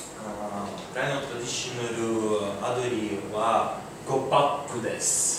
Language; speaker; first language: Japanese; non-native, learner; Ukrainian